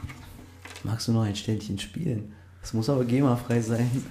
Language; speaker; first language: German; native; German